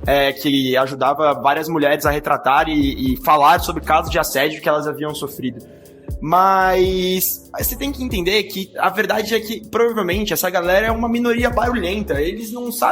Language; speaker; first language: Portuguese; native; Portuguese